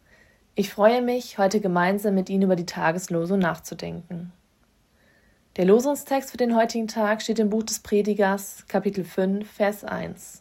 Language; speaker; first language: German; native; German